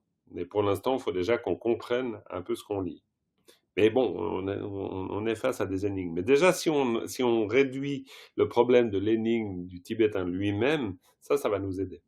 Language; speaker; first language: French; native; French